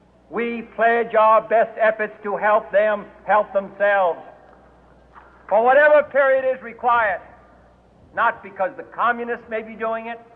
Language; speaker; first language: English; native; English